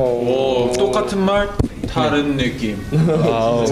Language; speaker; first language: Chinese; non-native, learner; Korean